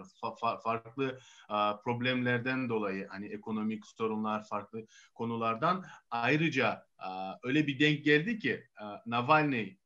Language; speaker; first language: Turkish; non-native, fluent; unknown